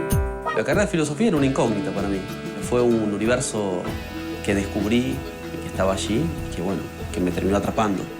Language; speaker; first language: Spanish; native; Spanish